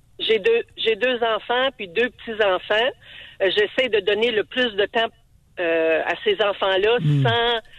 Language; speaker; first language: French; native; French